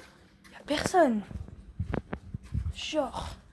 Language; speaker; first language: French; native; French